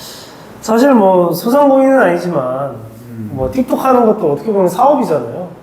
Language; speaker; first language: Korean; native; Korean